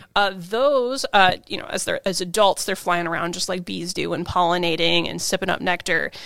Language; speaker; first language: English; native; English